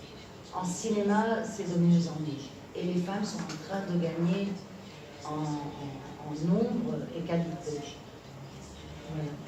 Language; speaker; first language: French; non-native, local second language; Arabic